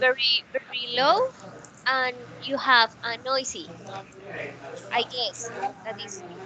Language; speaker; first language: English; non-native, learner; Spanish